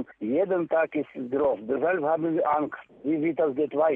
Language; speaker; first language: German; non-native, fluent; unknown